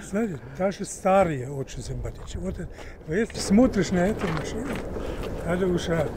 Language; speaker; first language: Russian; non-native, learner; German